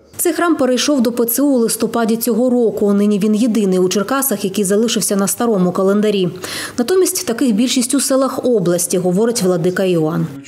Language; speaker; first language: Ukrainian; native; Ukrainian